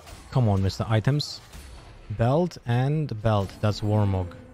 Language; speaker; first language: English; non-native, fluent; Polish